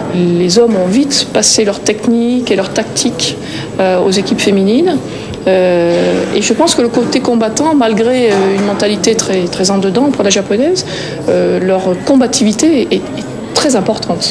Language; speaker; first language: French; native; French